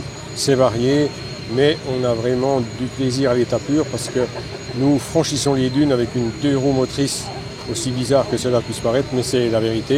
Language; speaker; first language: French; native; French